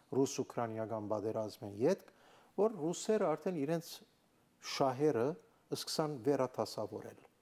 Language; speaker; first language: Armenian; native; Armenian